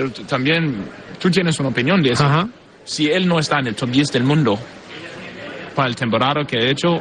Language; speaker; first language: Spanish; non-native, fluent; Portuguese